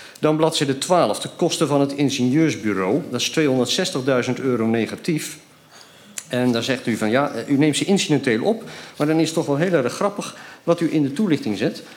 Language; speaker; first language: Dutch; native; Dutch